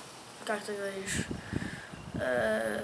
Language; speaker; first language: Russian; early bilingual, heritage; English